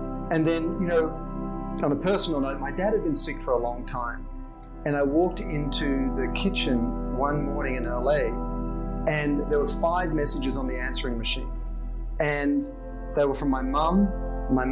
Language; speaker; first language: English; native; English